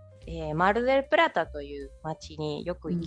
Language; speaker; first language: Japanese; non-native, fluent; Spanish